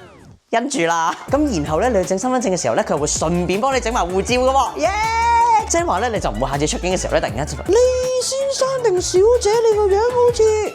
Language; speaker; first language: Cantonese; native; Cantonese